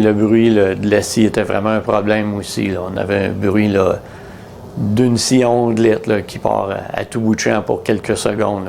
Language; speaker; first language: French; native; French